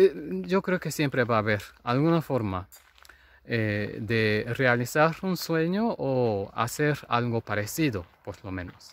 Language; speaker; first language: Spanish; non-native, fluent; Japanese